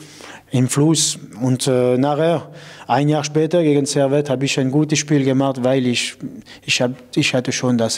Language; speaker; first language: German; non-native, local second language; French